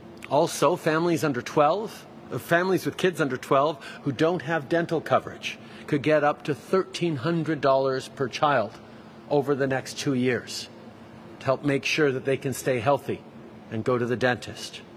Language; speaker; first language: English; early bilingual, other home language; French